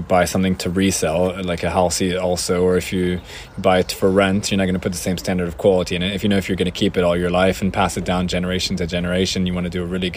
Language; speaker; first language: English; non-native, fluent; French